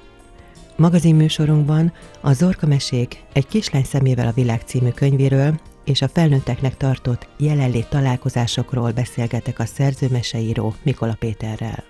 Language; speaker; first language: Hungarian; native; Hungarian